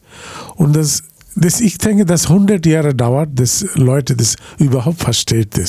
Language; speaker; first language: German; non-native, learner; Bangla